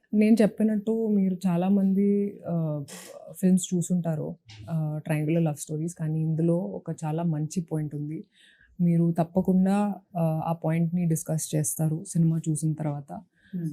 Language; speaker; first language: Telugu; non-native, local second language; Hindi